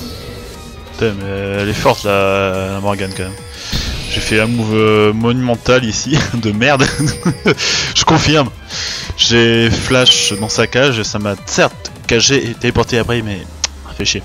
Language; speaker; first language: French; native; French